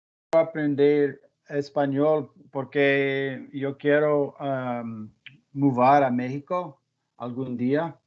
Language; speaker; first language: Spanish; non-native, learner; English